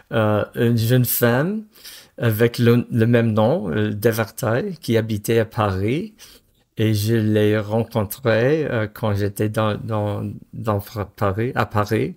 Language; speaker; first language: French; non-native, fluent; English